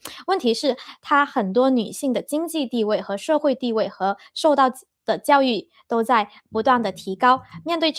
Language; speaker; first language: Chinese; native; Chinese